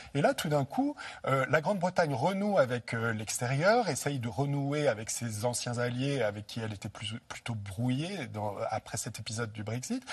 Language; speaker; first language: French; native; French